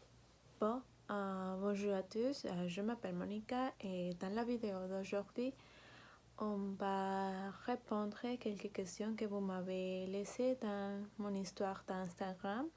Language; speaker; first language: French; non-native, learner; Spanish